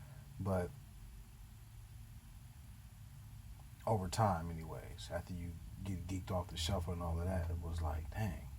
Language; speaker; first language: English; native; English